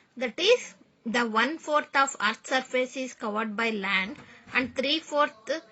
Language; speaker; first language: English; non-native, local second language; Kannada